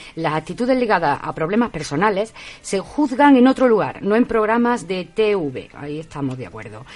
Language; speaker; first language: Spanish; native; Spanish